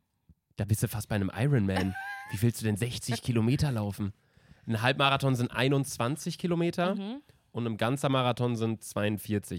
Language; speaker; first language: German; native; German